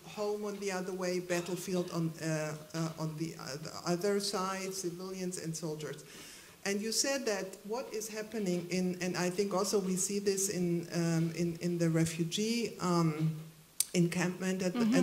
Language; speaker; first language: English; non-native, fluent; German